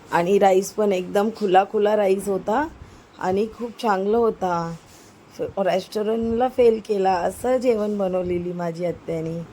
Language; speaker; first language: Marathi; non-native, local second language; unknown